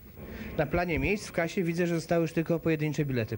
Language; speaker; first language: Polish; native; Polish